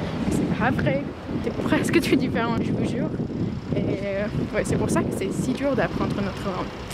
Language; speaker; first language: French; non-native, fluent; English